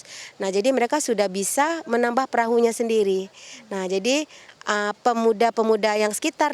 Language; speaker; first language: Indonesian; native; Indonesian